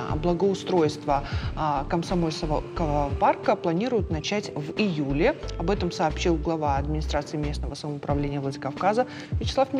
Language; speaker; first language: Russian; native; Russian